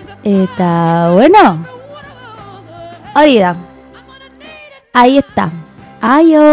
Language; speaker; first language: Basque; non-native, learner; Spanish